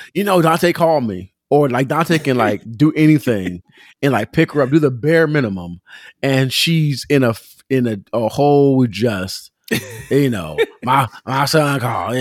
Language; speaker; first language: English; native; English